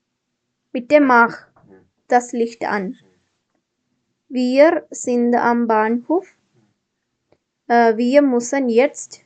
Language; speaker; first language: German; non-native, learner; Malayalam